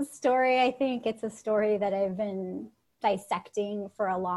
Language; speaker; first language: English; early bilingual, other home language; Russian